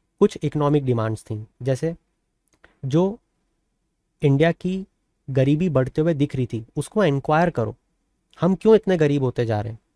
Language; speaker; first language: Hindi; native; Hindi